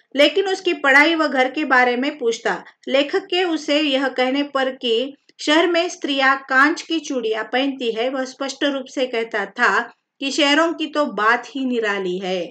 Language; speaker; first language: Hindi; non-native, local second language; Marathi